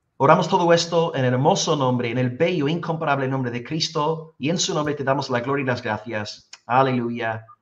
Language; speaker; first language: Spanish; non-native, fluent; English